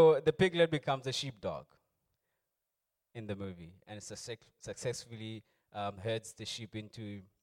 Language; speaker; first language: English; non-native, local second language; Tswana